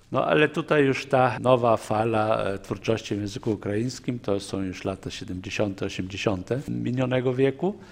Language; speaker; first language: Polish; non-native, local second language; Ukrainian